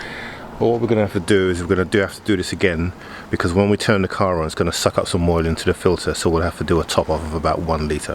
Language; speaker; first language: English; native; English